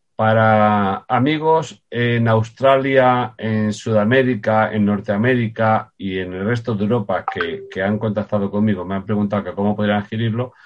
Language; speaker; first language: Spanish; native; Spanish